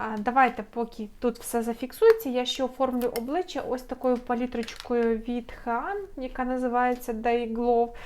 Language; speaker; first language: Ukrainian; non-native, local second language; Russian